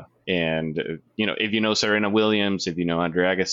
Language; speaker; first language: English; non-native, fluent; Spanish